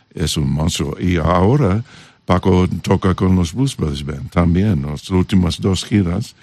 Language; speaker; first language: Spanish; non-native, learner; English